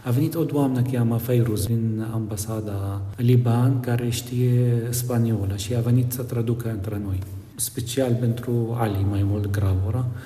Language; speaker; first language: Romanian; non-native, learner; Arabic